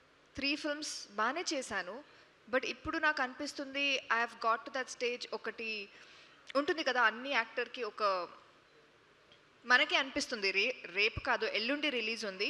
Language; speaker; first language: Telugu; non-native, local second language; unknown